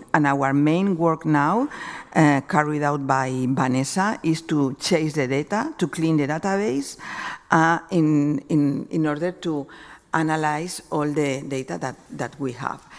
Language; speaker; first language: English; non-native, fluent; Spanish